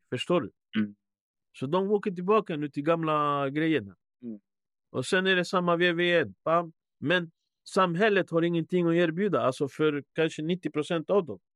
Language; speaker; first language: Swedish; early bilingual, other home language; Spanish